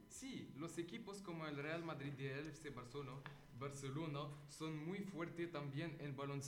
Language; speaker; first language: Spanish; non-native, learner; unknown